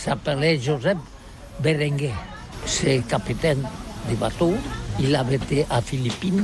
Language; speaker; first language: French; non-native, learner; Catalan